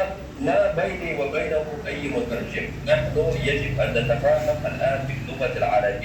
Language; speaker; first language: Arabic; non-native, fluent; Chechen